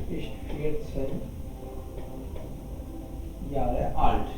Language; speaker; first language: German; non-native, fluent; Hindi